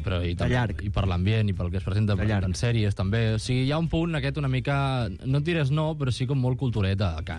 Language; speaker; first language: Catalan; native; Catalan